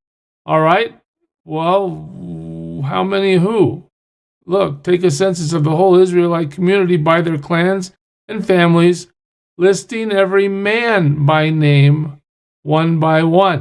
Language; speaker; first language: English; native; English